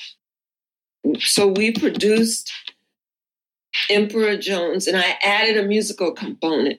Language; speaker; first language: English; native; English